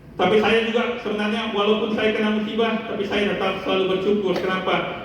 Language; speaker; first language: Indonesian; non-native, local second language; Buginese